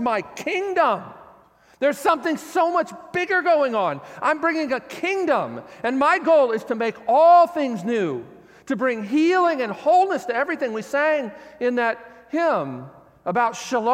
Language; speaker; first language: English; native; English